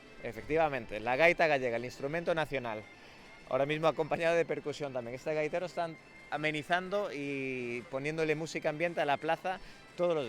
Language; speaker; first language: Spanish; native; Spanish